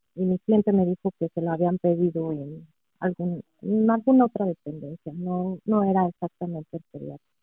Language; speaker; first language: Spanish; native; Spanish